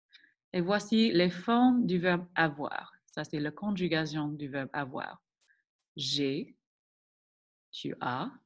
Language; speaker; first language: French; non-native, fluent; English